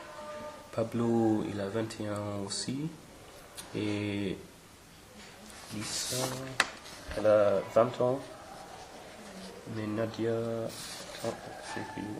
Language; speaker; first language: French; non-native, fluent; English